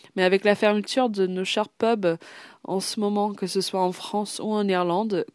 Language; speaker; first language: French; non-native, fluent; English